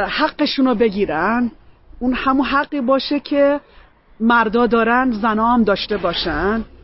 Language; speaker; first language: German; non-native, learner; Persian